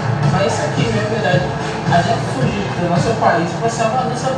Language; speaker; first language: Portuguese; non-native, learner; Yoruba